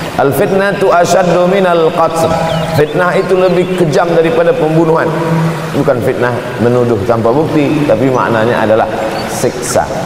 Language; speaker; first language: Malay; native; Malay